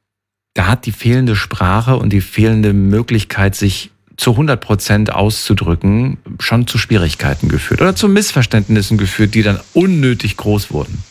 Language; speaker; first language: German; native; German